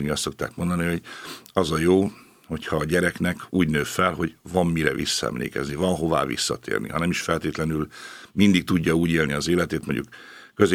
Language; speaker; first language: Hungarian; native; Hungarian